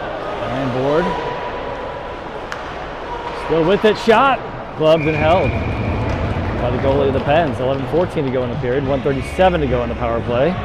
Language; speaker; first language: English; native; English